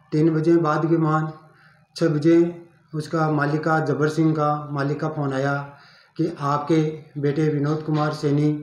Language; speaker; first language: Hindi; native; Hindi